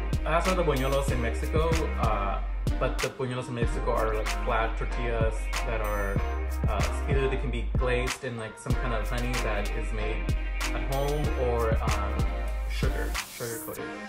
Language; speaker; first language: English; early bilingual, other home language; Spanish